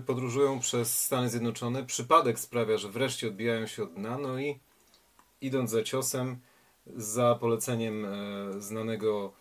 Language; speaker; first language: Polish; native; Polish